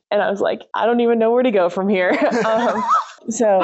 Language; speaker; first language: English; native; English